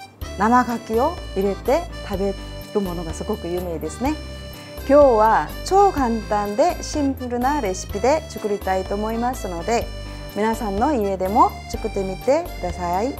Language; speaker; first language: Japanese; non-native, fluent; Korean